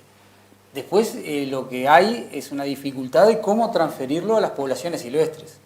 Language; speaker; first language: Spanish; native; Spanish